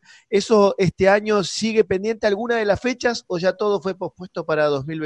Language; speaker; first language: Spanish; native; Spanish